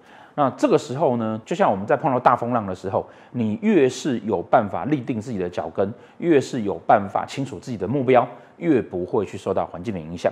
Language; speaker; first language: Chinese; native; Chinese